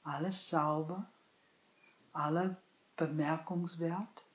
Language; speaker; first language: German; non-native, fluent; English